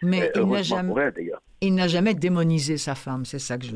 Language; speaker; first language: French; native; French